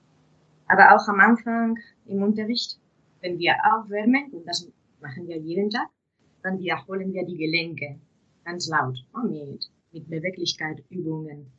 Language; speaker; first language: German; non-native, fluent; Spanish